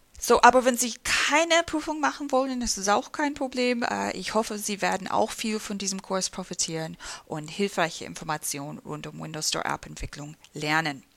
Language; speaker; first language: German; non-native, fluent; English